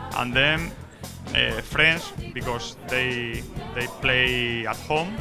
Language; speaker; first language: English; non-native, learner; Spanish